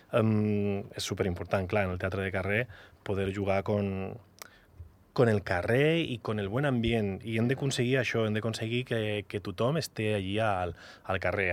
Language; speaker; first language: Catalan; non-native, local second language; Spanish